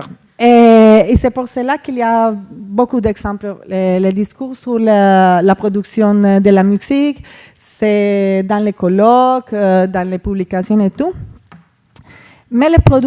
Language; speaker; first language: French; non-native, fluent; Spanish